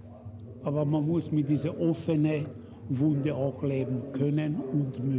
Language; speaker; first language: German; early bilingual, other home language; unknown